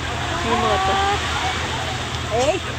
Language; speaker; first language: Korean; native; Korean